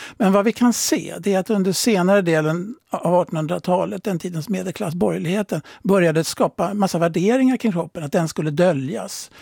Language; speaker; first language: Swedish; native; Swedish